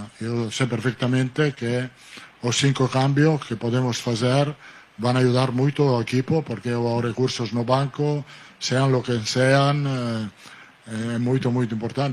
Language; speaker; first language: Portuguese; non-native, learner; Italian